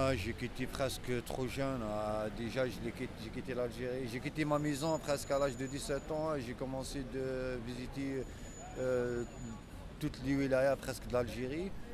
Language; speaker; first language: French; non-native, local second language; Arabic